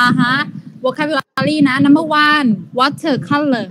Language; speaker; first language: English; non-native, learner; Thai